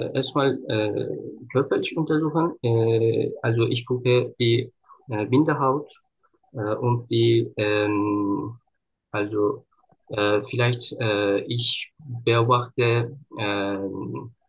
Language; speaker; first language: German; non-native, learner; Turkish